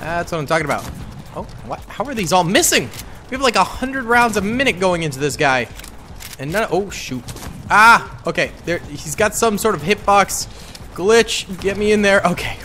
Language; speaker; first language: English; native; English